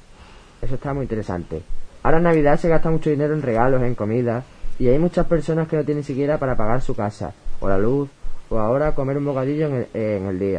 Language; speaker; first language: Spanish; native; Spanish